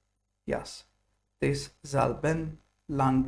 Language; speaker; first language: German; non-native, fluent; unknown